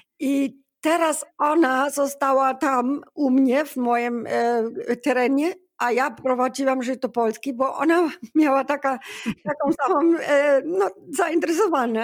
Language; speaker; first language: Polish; non-native, learner; German